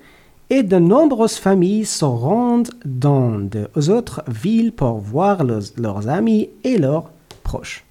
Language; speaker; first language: French; non-native, learner; Persian